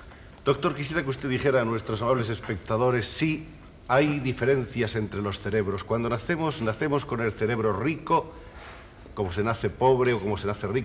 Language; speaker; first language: Spanish; native; Spanish